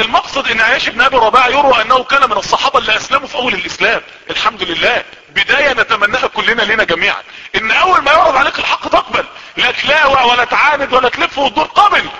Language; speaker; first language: Arabic; native; Arabic